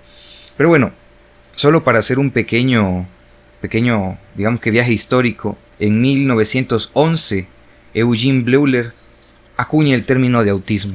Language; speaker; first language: Spanish; native; Spanish